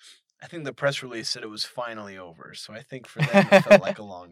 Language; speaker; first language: English; native; English